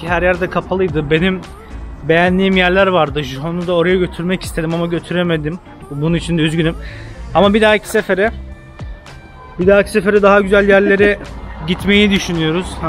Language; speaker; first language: Turkish; native; Turkish